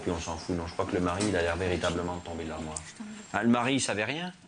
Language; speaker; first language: French; native; French